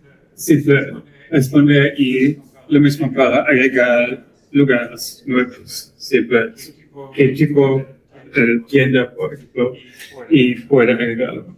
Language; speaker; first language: Spanish; non-native, learner; German